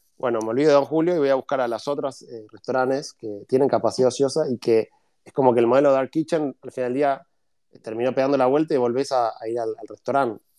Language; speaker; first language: Spanish; native; Spanish